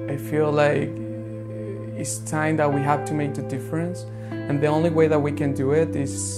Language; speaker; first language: English; non-native, fluent; Spanish